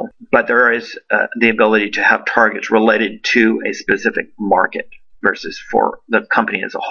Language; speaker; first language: English; native; English